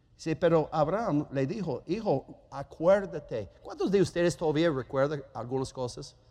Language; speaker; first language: Spanish; non-native, fluent; German